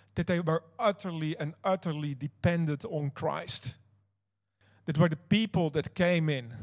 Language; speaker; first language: English; non-native, fluent; Dutch